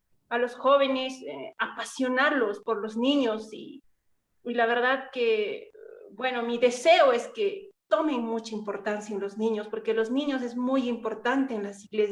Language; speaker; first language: Spanish; non-native, local second language; Quechua